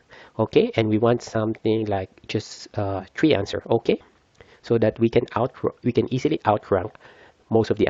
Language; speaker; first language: English; non-native, fluent; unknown